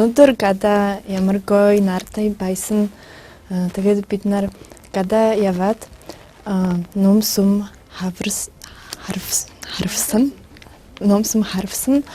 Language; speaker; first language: Mongolian; non-native, learner; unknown